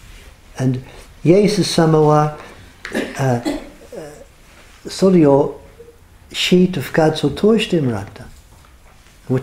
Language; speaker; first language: Japanese; non-native, fluent; English